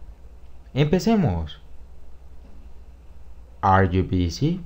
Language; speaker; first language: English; non-native, fluent; Spanish